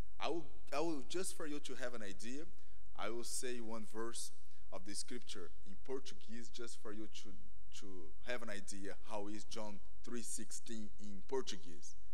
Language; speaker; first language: English; non-native, fluent; Portuguese